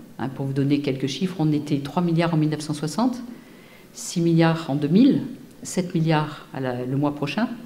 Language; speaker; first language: French; native; French